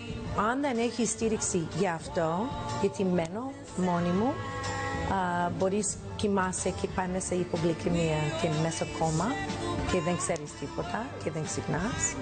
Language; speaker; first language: Greek; early bilingual, heritage; English